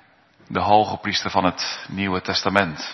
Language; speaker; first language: Dutch; native; Dutch